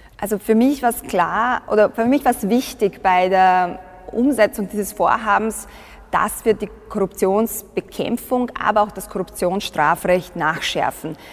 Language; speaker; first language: German; early bilingual, other home language; Bosnian